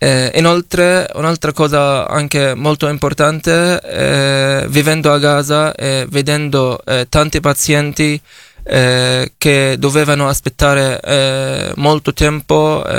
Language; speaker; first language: Italian; non-native, fluent; Arabic